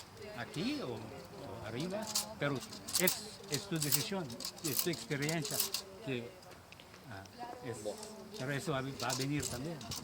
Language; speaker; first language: Spanish; non-native, learner; French